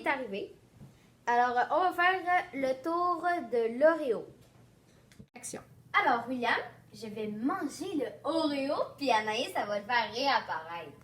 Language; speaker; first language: French; native; French